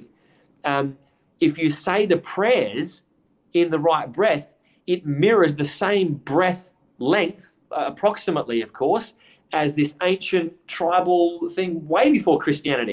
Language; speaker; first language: English; native; English